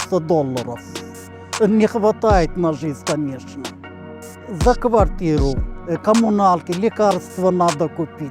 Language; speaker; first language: Russian; non-native, local second language; Turkmen